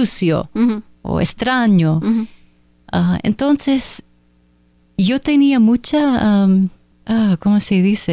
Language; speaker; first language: Spanish; non-native, fluent; English